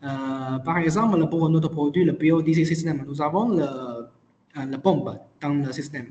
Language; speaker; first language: French; non-native, learner; Chinese